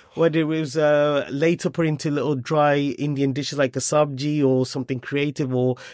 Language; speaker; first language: English; native; English